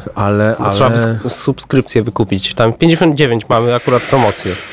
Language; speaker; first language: Polish; native; Polish